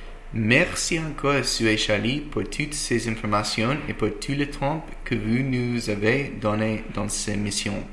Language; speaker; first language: French; non-native, learner; English